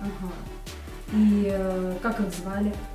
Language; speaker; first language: Russian; native; Russian